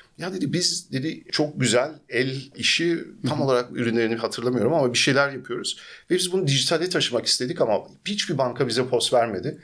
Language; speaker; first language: Turkish; early bilingual, heritage; Turkish